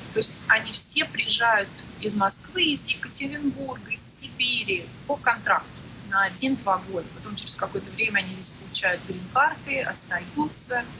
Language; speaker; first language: Russian; native; Russian